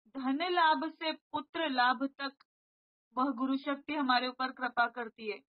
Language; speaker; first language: Hindi; non-native, local second language; Marathi